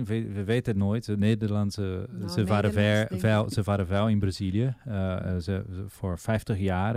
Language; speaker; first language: Dutch; non-native, fluent; Portuguese